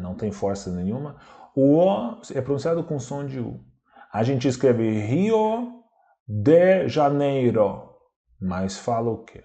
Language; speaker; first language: Portuguese; non-native, fluent; Russian